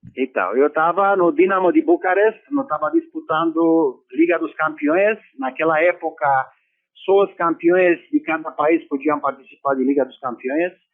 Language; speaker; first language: Portuguese; non-native, fluent; Romanian